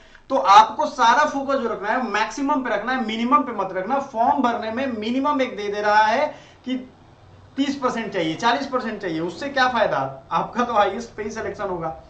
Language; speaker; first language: Hindi; native; Hindi